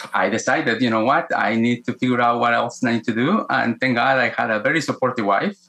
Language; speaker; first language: English; non-native, fluent; Spanish